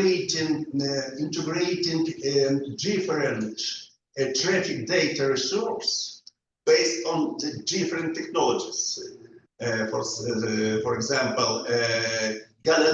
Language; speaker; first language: English; non-native, learner; Ukrainian